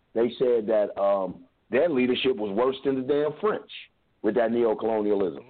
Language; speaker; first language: English; native; English